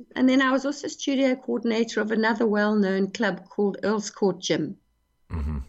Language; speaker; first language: English; native; English